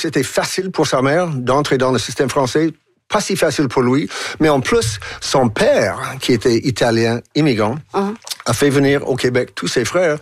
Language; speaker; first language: French; non-native, fluent; English